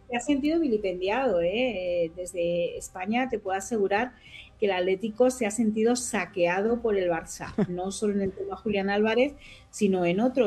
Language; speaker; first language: Spanish; native; Spanish